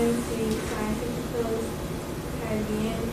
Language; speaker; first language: Spanish; non-native, learner; English